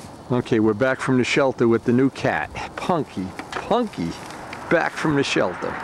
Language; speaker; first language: English; native; English